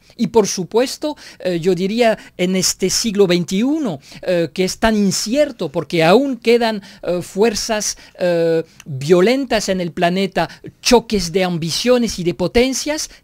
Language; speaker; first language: Spanish; non-native, fluent; French